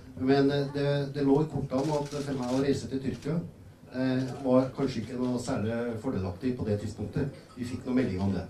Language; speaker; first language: Norwegian; native; Norwegian